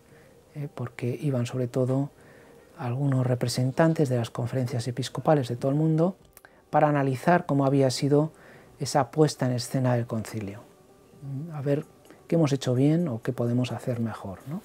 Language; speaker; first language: Spanish; native; Spanish